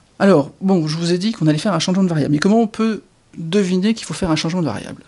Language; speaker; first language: French; native; French